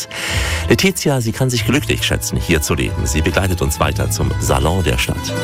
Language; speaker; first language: German; native; German